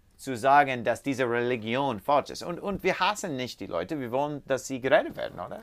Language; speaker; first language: German; non-native, learner; English